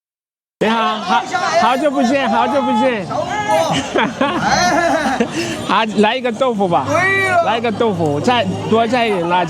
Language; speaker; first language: Chinese; non-native, fluent; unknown